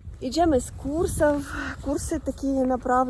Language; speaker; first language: Polish; non-native, learner; Russian